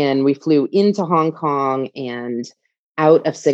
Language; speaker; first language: English; native; English